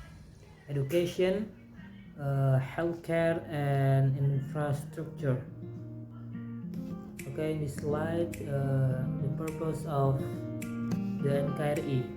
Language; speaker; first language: English; non-native, learner; Indonesian